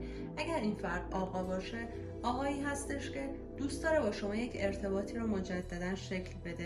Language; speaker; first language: Persian; native; Persian